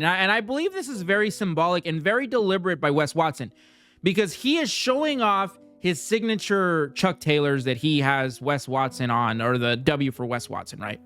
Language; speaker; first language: English; native; English